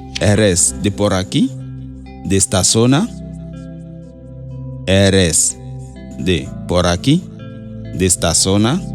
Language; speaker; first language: Spanish; non-native, fluent; Haitian Creole